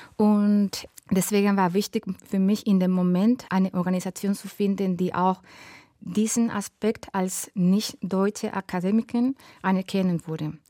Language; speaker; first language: German; non-native, fluent; Spanish